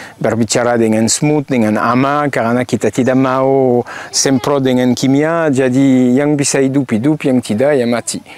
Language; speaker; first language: Indonesian; non-native, fluent; French